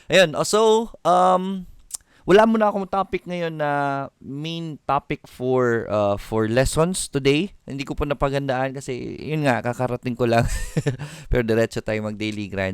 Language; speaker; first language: Filipino; native; Filipino